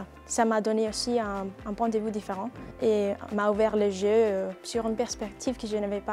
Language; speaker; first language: French; non-native, fluent; Spanish